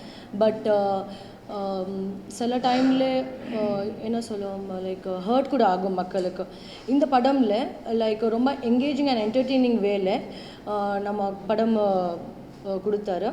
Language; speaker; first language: Tamil; non-native, learner; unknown